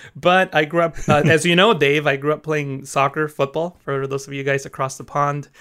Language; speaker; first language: English; early bilingual, other home language; Spanish